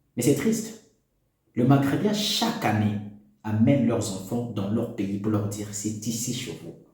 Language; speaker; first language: French; non-native, local second language; Lingala